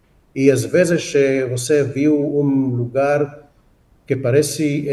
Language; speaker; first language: Portuguese; non-native, fluent; Hebrew